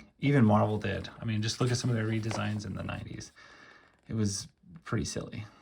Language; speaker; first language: English; native; English